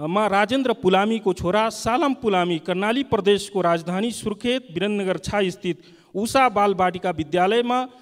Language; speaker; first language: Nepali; non-native, local second language; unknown